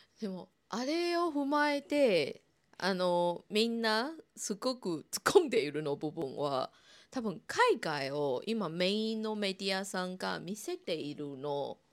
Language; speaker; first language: Japanese; non-native, fluent; Chinese